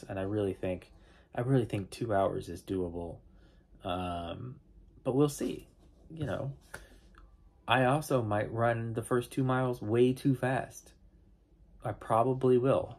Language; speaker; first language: English; native; English